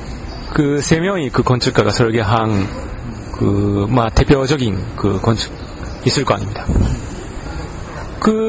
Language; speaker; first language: Korean; non-native, learner; Japanese